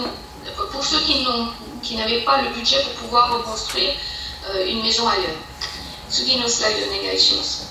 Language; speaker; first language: French; native; French